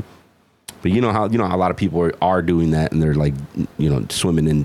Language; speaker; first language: English; native; English